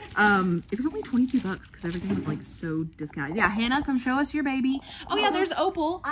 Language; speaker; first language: English; native; English